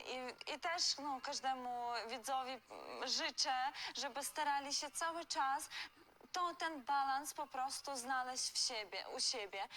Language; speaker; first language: Polish; non-native, fluent; Ukrainian